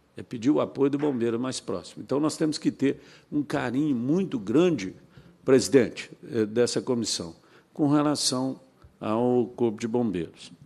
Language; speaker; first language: Portuguese; native; Portuguese